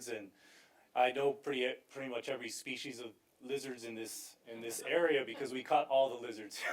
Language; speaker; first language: English; native; English